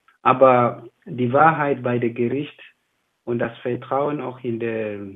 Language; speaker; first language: German; non-native, fluent; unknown